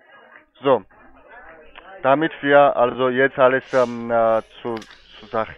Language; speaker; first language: German; non-native, fluent; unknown